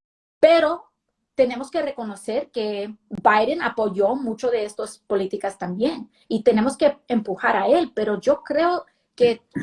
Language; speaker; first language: Spanish; early bilingual, heritage; Spanish